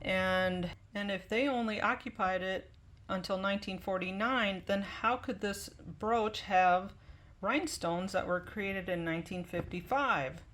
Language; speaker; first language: English; native; English